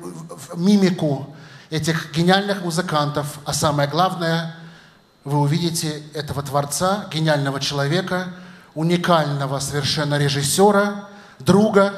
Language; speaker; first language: Russian; native; Russian